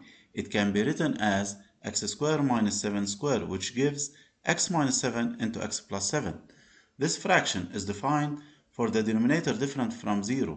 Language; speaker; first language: English; non-native, local second language; Arabic